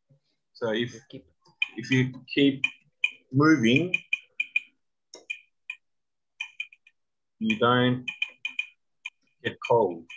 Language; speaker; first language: English; non-native, fluent; Spanish